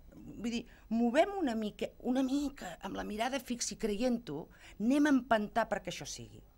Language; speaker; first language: Catalan; native; Catalan